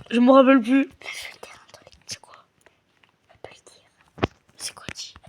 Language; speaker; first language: French; native; French